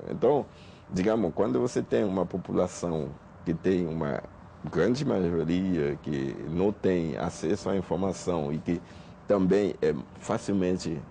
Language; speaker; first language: Portuguese; non-native, fluent; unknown